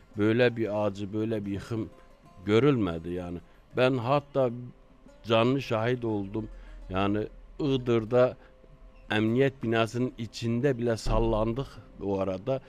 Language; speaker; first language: Turkish; native; Turkish